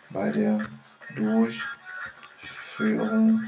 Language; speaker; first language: German; non-native, fluent; French